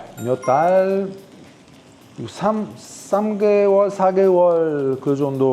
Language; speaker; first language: Korean; non-native, fluent; Italian